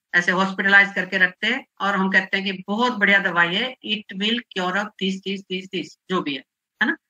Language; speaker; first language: Hindi; non-native, local second language; Gujarati